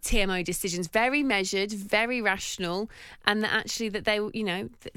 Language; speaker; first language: English; native; English